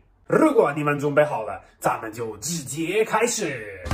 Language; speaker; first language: Chinese; non-native, fluent; German